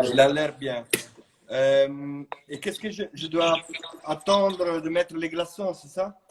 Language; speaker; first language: French; non-native, fluent; Italian